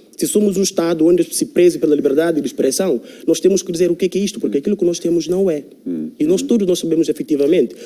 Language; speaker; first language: Portuguese; non-native, local second language; Upper Guinea Crioulo